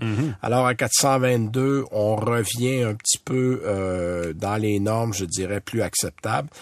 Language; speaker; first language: French; native; French